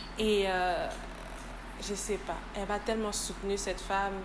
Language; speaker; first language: French; native; French